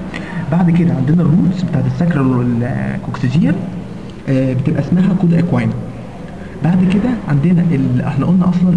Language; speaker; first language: Arabic; native; Arabic